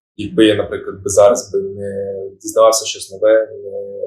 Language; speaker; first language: Ukrainian; native; Ukrainian